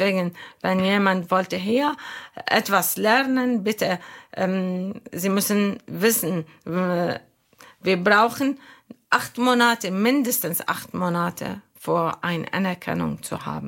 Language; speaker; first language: German; non-native, local second language; Arabic